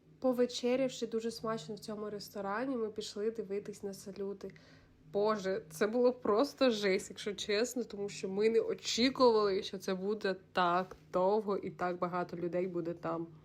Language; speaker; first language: Ukrainian; native; Ukrainian